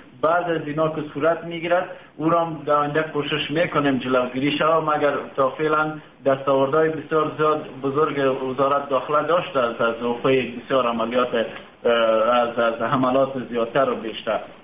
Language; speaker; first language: Persian; native; Persian